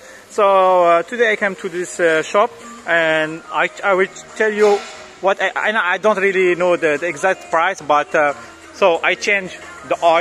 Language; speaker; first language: English; non-native, learner; French